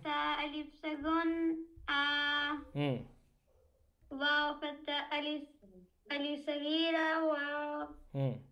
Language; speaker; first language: Arabic; non-native, learner; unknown